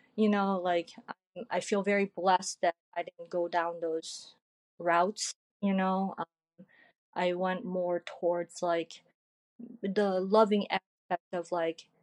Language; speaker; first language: English; early bilingual, other home language; Korean